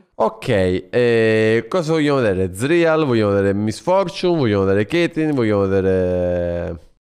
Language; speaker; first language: Italian; native; Italian